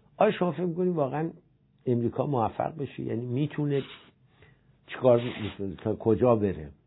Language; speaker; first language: Persian; native; Persian